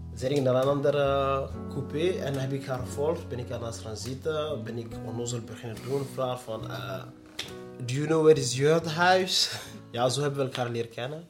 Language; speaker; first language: Dutch; non-native, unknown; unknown